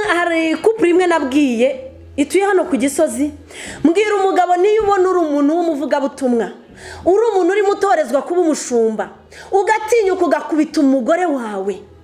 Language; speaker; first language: Kinyarwanda; early bilingual, heritage; Kinyarwanda